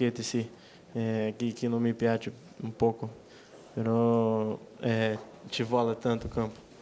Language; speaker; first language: Italian; non-native, learner; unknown